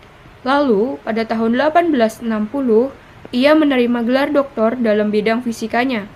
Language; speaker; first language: Indonesian; native; Indonesian